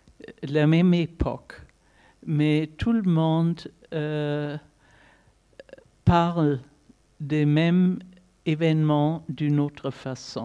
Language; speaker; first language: French; non-native, fluent; German